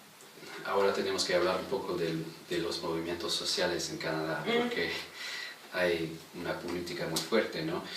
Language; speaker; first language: Spanish; non-native, fluent; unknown